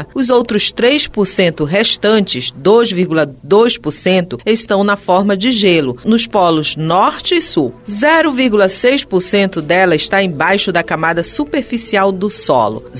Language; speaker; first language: Portuguese; native; Portuguese